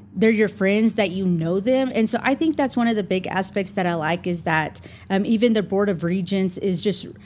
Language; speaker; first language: English; native; English